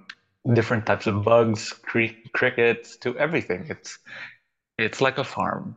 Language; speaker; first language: English; non-native, local second language; Filipino